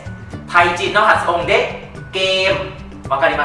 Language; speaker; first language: Japanese; non-native, fluent; Thai